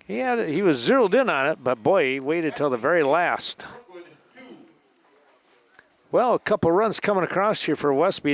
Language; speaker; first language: English; native; English